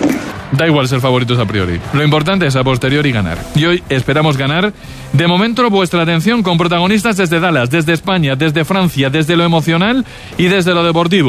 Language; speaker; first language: Spanish; native; Spanish